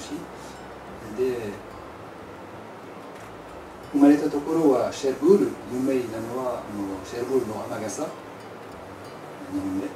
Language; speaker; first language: Japanese; non-native, learner; French